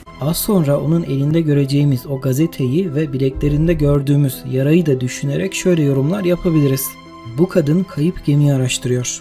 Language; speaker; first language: Turkish; native; Turkish